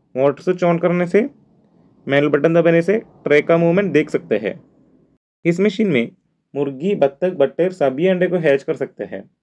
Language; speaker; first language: Hindi; non-native, local second language; Malayalam